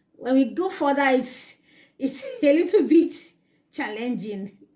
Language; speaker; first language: English; non-native, local second language; Yoruba